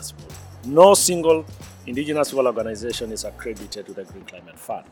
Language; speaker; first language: English; non-native, local second language; Masai